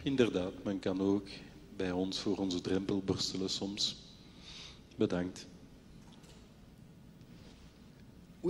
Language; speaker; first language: Dutch; non-native, local second language; French